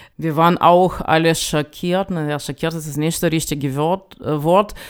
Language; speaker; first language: German; non-native, fluent; Ukrainian